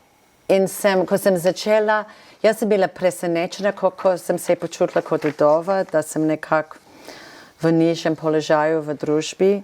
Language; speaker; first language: Slovenian; non-native, fluent; English